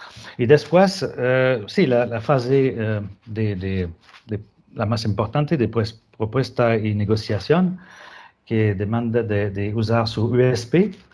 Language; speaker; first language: Spanish; non-native, fluent; French